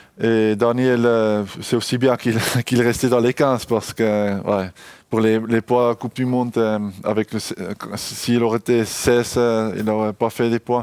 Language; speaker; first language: French; non-native, local second language; German